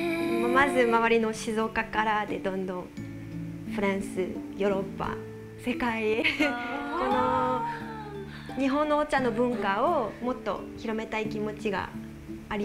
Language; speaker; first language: Japanese; non-native, fluent; French